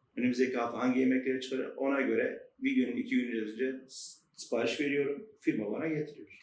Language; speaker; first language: Turkish; native; Turkish